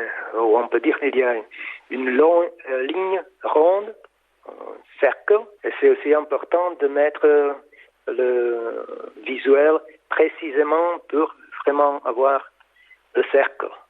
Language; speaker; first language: French; non-native, fluent; Czech